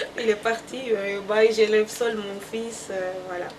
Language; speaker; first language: French; non-native, learner; Portuguese